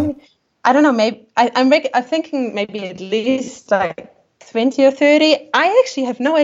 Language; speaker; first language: English; non-native, fluent; German